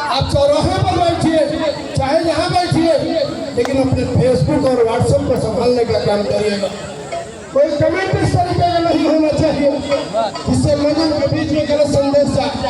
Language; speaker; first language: Hindi; native; Hindi